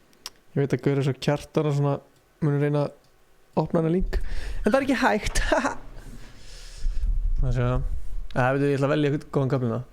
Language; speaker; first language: Icelandic; native; Icelandic